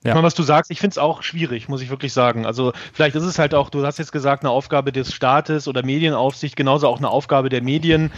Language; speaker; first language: German; native; German